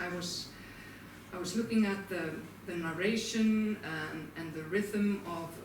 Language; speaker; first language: English; non-native, fluent; Icelandic